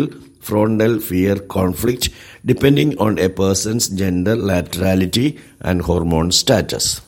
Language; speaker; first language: English; non-native, local second language; Malayalam